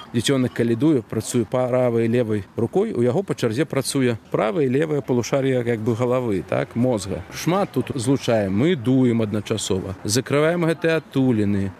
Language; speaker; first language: Belarusian; native; Belarusian